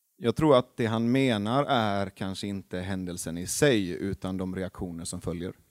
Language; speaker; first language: Swedish; early bilingual, other home language; Persian